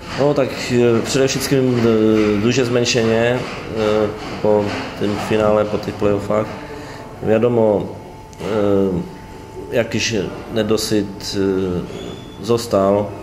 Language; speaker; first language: Polish; non-native, learner; Slovak